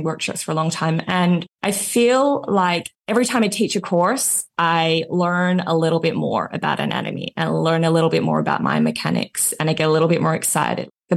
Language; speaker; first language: English; native; English